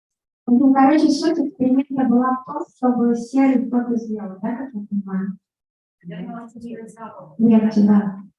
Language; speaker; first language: Russian; native; Russian